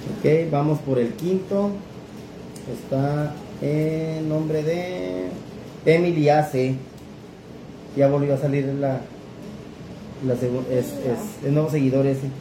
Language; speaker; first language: Spanish; native; Spanish